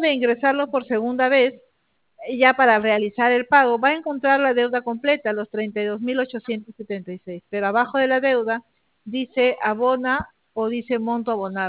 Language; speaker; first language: Spanish; native; Spanish